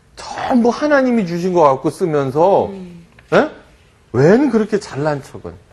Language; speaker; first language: Korean; early bilingual, heritage; Korean